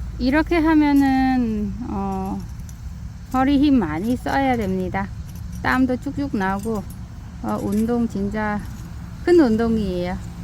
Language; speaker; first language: Korean; non-native, learner; Vietnamese